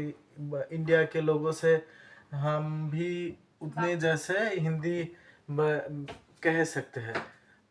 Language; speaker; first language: Hindi; non-native, learner; Bangla